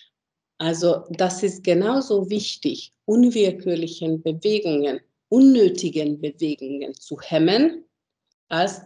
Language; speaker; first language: German; non-native, fluent; Hungarian